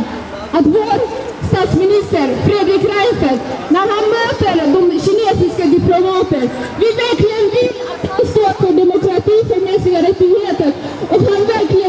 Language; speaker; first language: Swedish; non-native, fluent; Azerbaijani